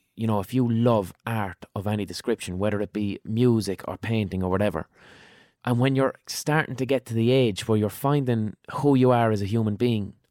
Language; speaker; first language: English; native; English